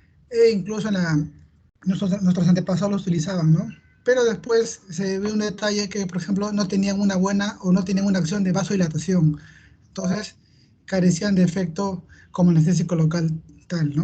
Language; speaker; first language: Spanish; native; Spanish